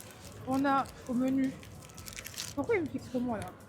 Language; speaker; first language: French; native; French